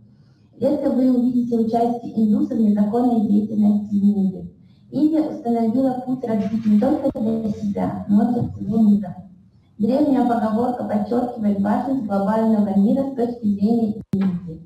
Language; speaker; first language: Russian; native; Russian